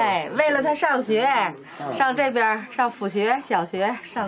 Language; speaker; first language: Chinese; native; Chinese